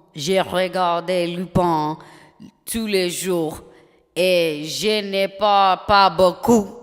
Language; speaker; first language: French; non-native, learner; English